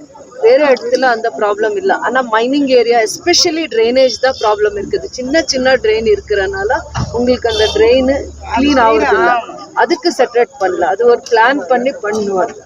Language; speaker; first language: Tamil; non-native, local second language; Kannada